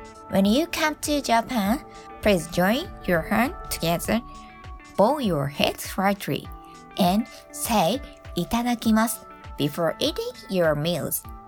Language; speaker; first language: English; non-native, learner; Japanese